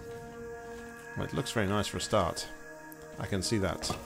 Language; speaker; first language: English; native; English